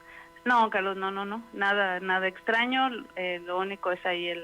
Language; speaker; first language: Spanish; native; Spanish